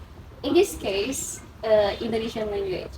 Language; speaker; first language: English; non-native, learner; Indonesian